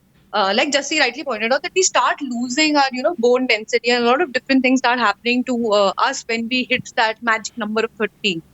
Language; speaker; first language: English; non-native, local second language; Hindi